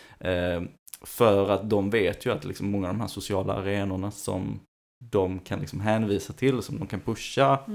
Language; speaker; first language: Swedish; native; Swedish